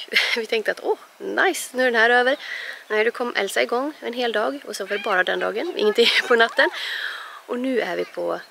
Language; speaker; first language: Swedish; native; Swedish